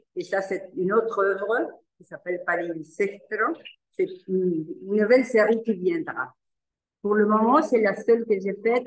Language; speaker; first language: French; non-native, learner; Spanish